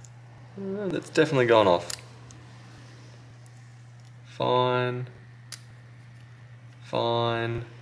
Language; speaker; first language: English; native; English